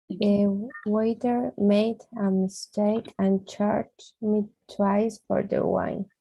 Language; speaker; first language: English; non-native, learner; Portuguese